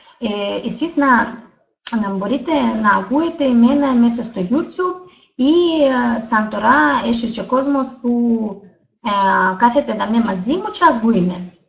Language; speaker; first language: Greek; non-native, learner; Russian